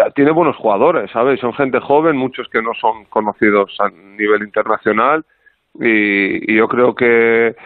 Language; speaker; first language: Spanish; non-native, fluent; Arabic